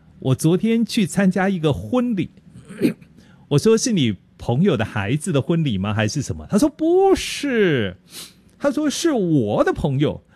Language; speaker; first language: Chinese; native; Chinese